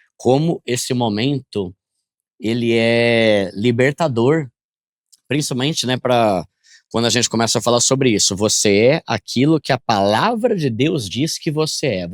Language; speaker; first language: Portuguese; native; Portuguese